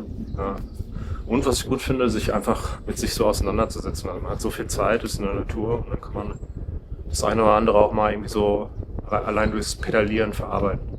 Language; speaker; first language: German; native; German